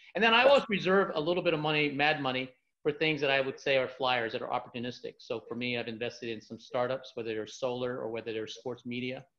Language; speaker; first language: English; native; English